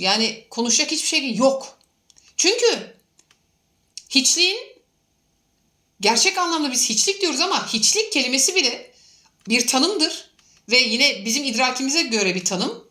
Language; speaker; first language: Turkish; native; Turkish